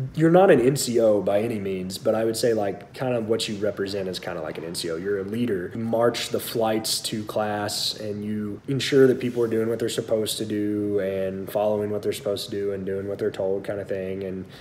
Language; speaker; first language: English; native; English